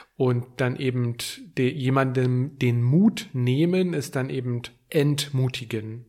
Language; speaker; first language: German; native; German